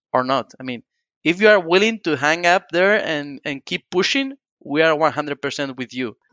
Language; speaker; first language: English; non-native, fluent; Spanish